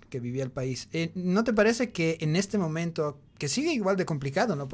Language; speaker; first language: Spanish; native; Spanish